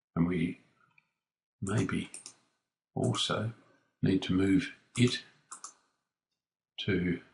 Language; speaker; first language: English; native; English